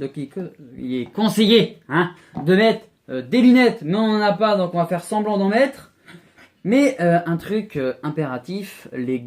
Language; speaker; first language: French; native; French